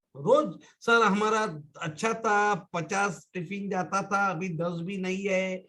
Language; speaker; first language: Hindi; non-native, local second language; Marathi